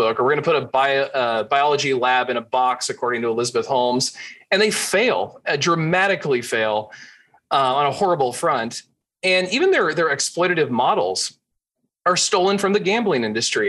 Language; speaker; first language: English; native; English